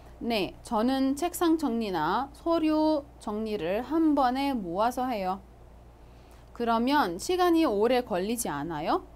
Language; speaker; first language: Korean; non-native, fluent; Arabic